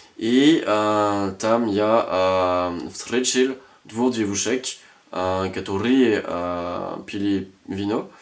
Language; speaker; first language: Russian; non-native, learner; French